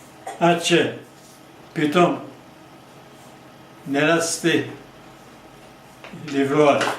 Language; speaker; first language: Hebrew; non-native, fluent; Hungarian